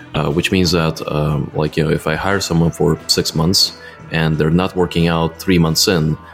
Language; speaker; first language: English; non-native, fluent; Russian